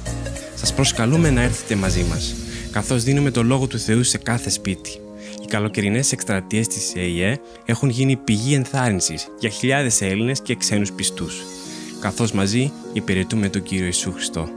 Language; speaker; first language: Greek; native; Greek